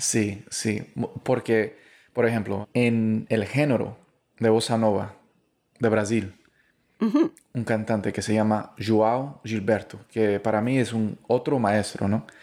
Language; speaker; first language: Spanish; early bilingual, heritage; Spanish